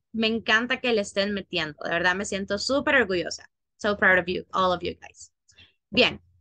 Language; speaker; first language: Spanish; native; Spanish